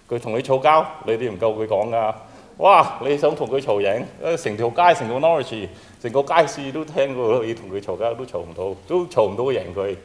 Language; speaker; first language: Cantonese; early bilingual, heritage; Cantonese